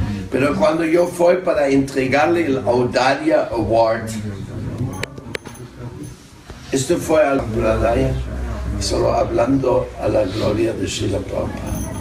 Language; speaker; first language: Spanish; non-native, fluent; German